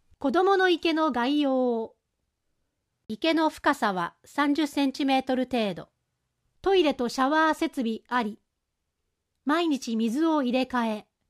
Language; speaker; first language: Japanese; native; Japanese